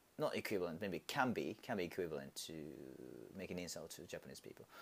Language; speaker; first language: English; non-native, learner; Japanese